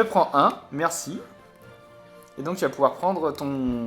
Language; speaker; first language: French; native; French